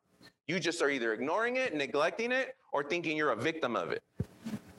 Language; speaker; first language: English; early bilingual, other home language; Spanish